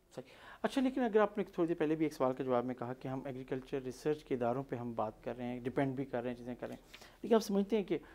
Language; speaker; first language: Urdu; non-native, local second language; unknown